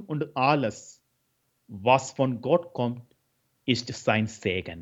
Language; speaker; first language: German; non-native, fluent; Malayalam